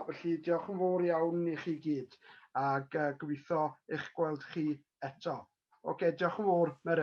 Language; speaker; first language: Welsh; native; Welsh